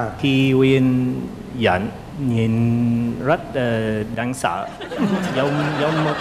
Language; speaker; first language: Vietnamese; non-native, fluent; English